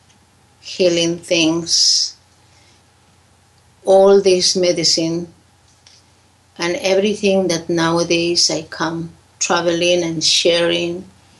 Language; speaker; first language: English; non-native, fluent; Spanish